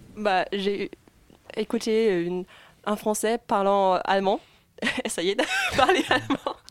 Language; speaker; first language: French; non-native, fluent; German